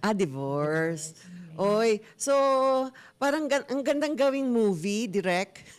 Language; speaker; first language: Filipino; native; Filipino